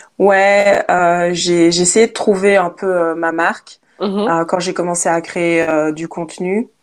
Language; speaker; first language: French; native; French